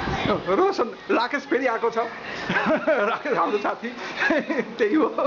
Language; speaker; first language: Nepali; non-native, local second language; Bangla